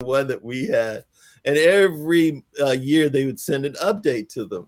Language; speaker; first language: English; native; English